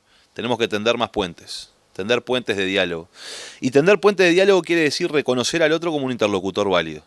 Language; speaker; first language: Spanish; native; Spanish